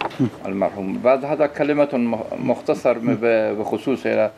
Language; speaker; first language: Arabic; non-native, learner; Persian